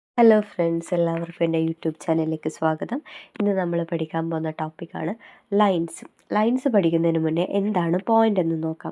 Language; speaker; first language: Malayalam; native; Malayalam